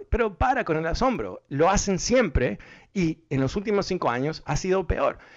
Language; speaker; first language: Spanish; early bilingual, heritage; Spanish